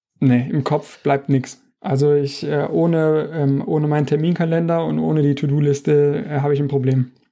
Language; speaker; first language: German; native; German